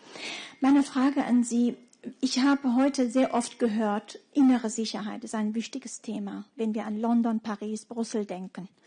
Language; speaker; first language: German; non-native, fluent; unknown